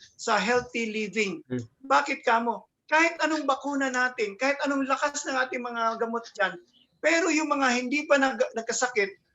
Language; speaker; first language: Filipino; native; Filipino